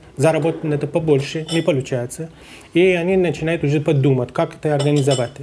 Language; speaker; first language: Russian; non-native, fluent; Persian